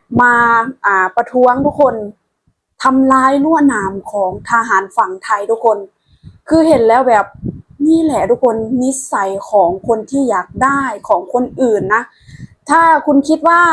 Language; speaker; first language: Thai; non-native, local second language; Lao